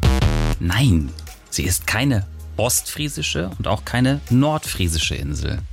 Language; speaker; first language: German; native; German